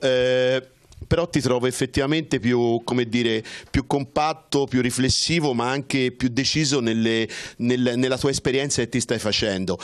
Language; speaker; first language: Italian; native; Italian